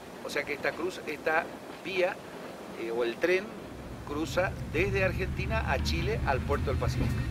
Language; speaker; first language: Spanish; native; Spanish